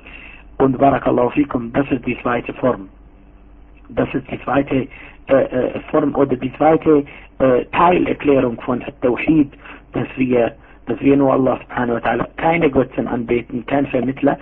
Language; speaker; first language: German; non-native, fluent; Arabic